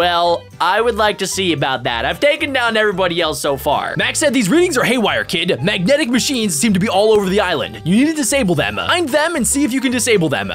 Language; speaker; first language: English; native; English